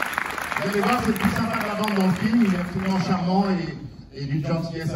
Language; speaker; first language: French; native; French